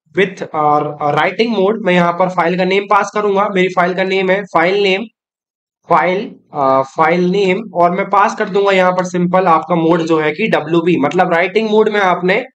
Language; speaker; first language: Hindi; native; Hindi